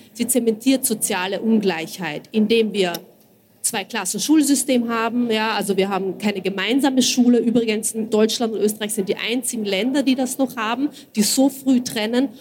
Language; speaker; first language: German; early bilingual, other home language; Bosnian